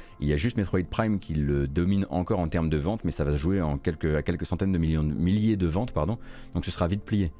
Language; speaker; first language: French; native; French